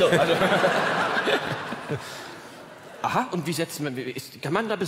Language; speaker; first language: German; native; German